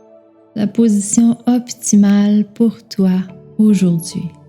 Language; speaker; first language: French; native; French